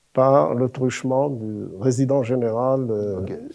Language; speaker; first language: French; non-native, local second language; Arabic